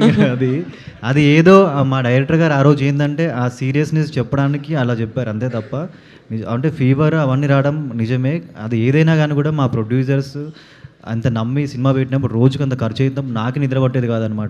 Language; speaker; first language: Telugu; native; Telugu